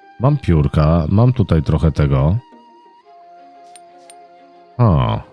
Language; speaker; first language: Polish; native; Polish